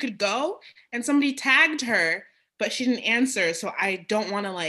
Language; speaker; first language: English; native; English